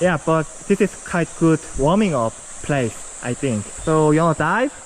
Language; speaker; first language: English; non-native, fluent; Korean